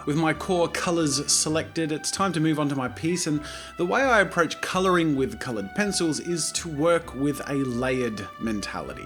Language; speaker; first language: English; native; English